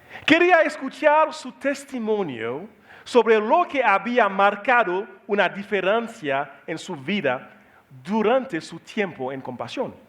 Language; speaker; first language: Spanish; non-native, learner; Haitian Creole